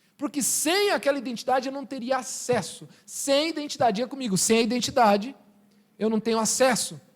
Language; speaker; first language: Portuguese; early bilingual, other home language; Spanish